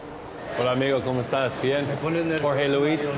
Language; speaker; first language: Spanish; non-native, learner; English